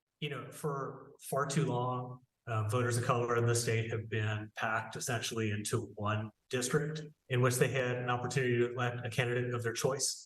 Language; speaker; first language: English; native; English